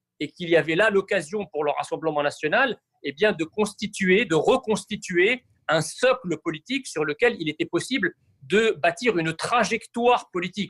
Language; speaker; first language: French; early bilingual, other home language; Arabic